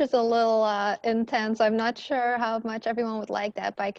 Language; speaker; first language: English; non-native, fluent; Dutch